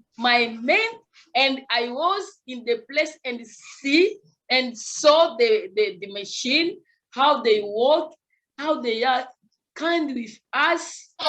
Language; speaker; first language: English; non-native, learner; Kongo